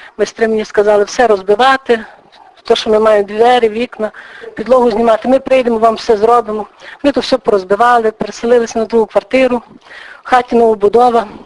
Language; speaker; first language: Ukrainian; native; Ukrainian